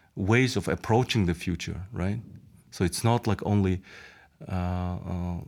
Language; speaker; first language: English; non-native, fluent; Mongolian